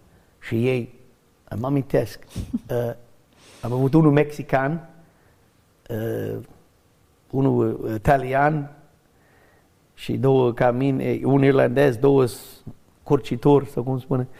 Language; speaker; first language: Romanian; non-native, learner; English